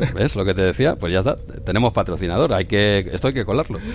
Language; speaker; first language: Spanish; native; Spanish